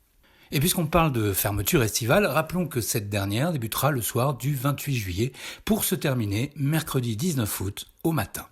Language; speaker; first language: French; native; French